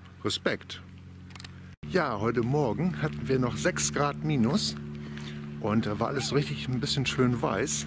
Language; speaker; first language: German; native; German